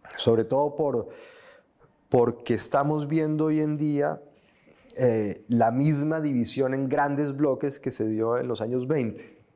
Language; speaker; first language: Spanish; native; Spanish